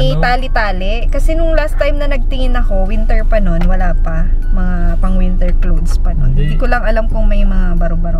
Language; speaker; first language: Filipino; native; Filipino